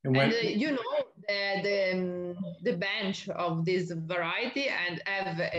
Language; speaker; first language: English; non-native, learner; Italian